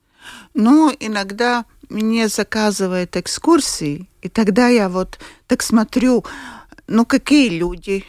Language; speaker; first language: Russian; non-native, local second language; Latvian